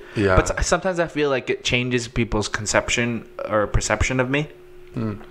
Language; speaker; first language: English; native; English